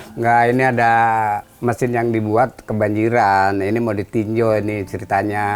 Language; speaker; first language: Indonesian; non-native, local second language; Javanese